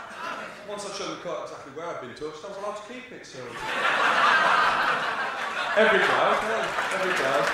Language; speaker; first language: English; native; English